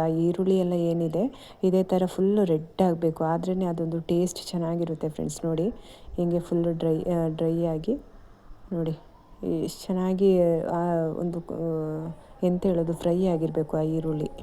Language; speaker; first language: Kannada; native; Kannada